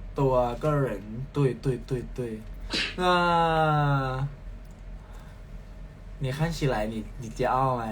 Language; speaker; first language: Chinese; non-native, learner; Thai